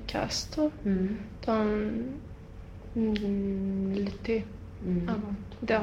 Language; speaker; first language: French; non-native, learner; Swedish